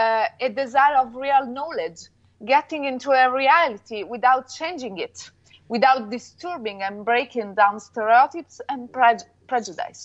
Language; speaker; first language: English; non-native, fluent; Italian